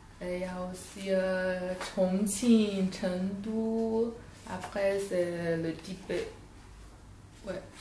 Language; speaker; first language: French; non-native, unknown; Chinese